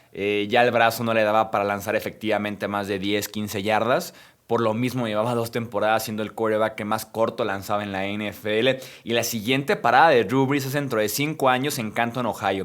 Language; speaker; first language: Spanish; native; Spanish